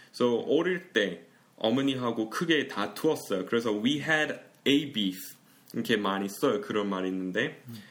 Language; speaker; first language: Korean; early bilingual, heritage; Korean